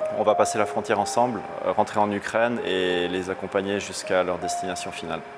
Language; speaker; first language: French; native; French